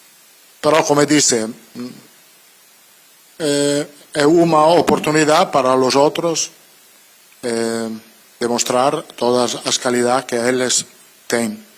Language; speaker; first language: Spanish; non-native, fluent; Italian